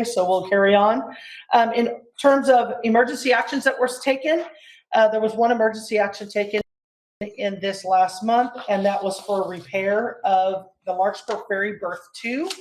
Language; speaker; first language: English; native; English